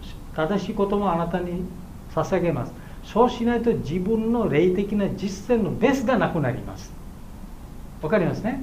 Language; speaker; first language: Japanese; non-native, learner; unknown